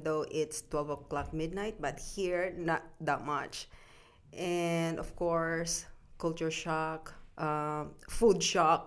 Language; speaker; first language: English; non-native, local second language; Filipino